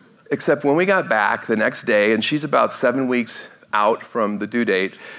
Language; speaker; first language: English; native; English